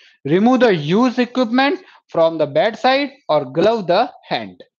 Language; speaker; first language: English; non-native, local second language; Hindi